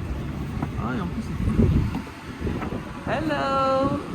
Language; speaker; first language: French; native; French